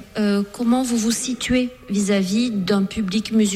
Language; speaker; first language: French; native; French